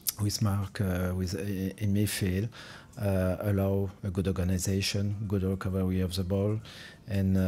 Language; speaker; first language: English; non-native, fluent; French